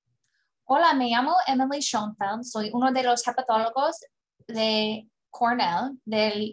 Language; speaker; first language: Spanish; non-native, learner; English